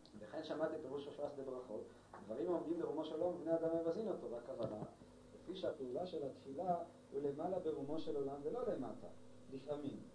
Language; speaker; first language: Hebrew; non-native, fluent; Spanish